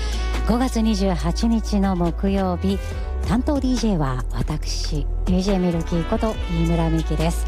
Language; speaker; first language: Japanese; native; Japanese